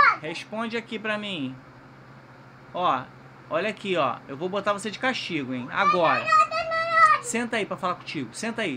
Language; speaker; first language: Portuguese; native; Portuguese